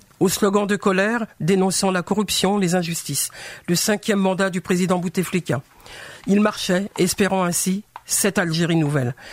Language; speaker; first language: French; native; French